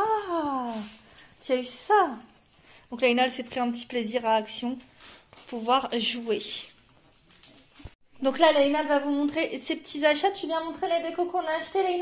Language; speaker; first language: French; native; French